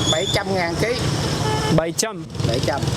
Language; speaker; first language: Vietnamese; non-native, learner; Turkish